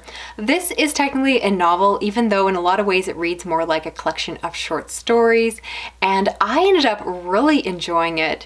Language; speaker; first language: English; native; English